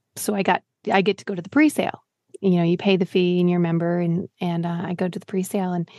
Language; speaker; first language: English; native; English